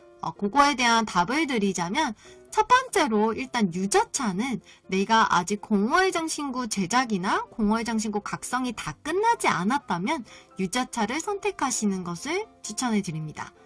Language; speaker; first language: Korean; native; Korean